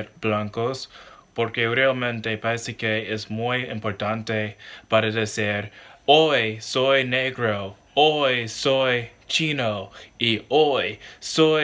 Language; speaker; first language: Spanish; non-native, learner; English